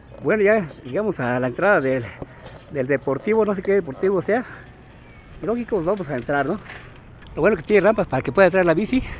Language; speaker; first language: Spanish; native; Spanish